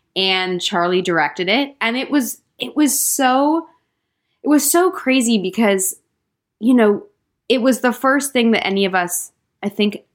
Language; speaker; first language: English; native; English